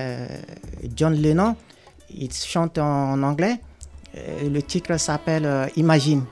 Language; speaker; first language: French; non-native, local second language; Sango